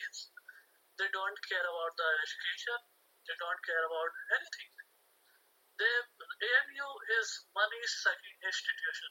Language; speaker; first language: English; non-native, local second language; Hindi